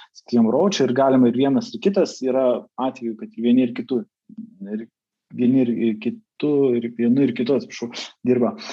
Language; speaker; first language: Lithuanian; native; Lithuanian